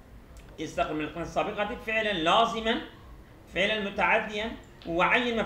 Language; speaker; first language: Arabic; non-native, fluent; Turkish